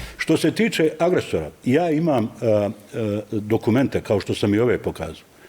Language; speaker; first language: Bosnian; native; Bosnian